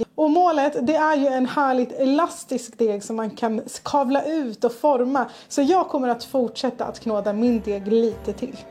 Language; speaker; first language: Swedish; native; Swedish